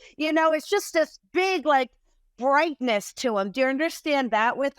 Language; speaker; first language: English; native; English